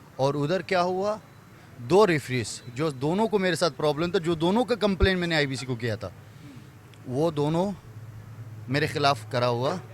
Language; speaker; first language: Hindi; non-native, fluent; Persian